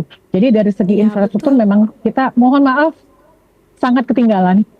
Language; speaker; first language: Indonesian; native; Indonesian